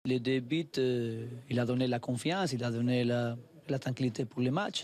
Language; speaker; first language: French; non-native, learner; Spanish